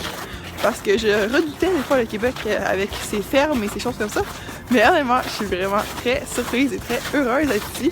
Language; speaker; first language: French; native; French